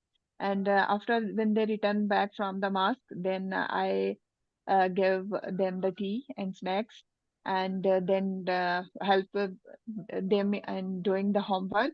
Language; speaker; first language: English; non-native, learner; Urdu